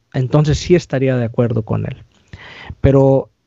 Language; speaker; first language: Spanish; native; Spanish